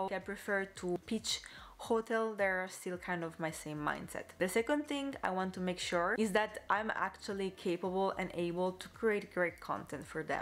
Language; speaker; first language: English; non-native, fluent; Italian